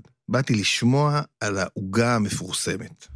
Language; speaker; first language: Hebrew; native; Hebrew